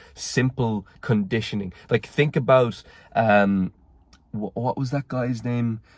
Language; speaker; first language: English; native; English